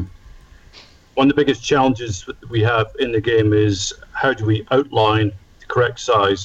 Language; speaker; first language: English; native; English